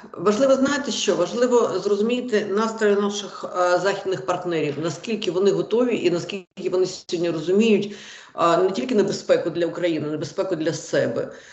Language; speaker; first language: Ukrainian; non-native, local second language; Russian